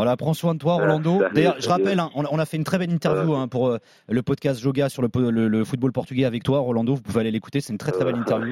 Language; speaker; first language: French; native; French